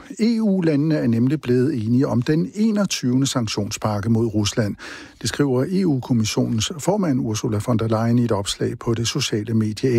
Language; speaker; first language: Danish; native; Danish